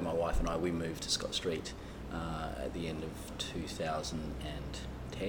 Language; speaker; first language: English; native; English